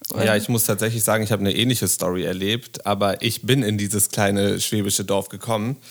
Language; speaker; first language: German; native; German